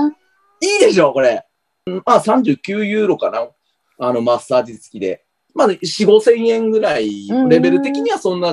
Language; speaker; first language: Japanese; native; Japanese